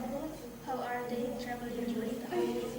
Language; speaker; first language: English; non-native, learner; Indonesian